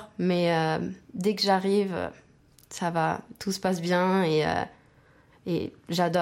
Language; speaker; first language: French; non-native, fluent; Spanish